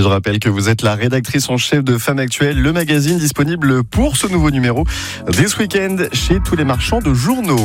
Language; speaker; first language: French; native; French